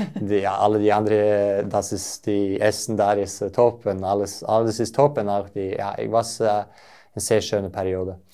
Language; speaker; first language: German; non-native, learner; Norwegian